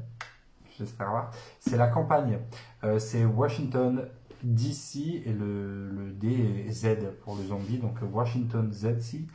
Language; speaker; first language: French; native; French